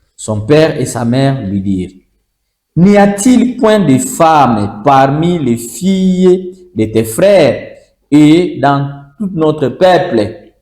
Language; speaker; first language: French; non-native, local second language; Swahili